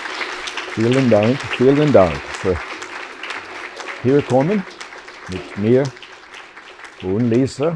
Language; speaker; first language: German; non-native, learner; English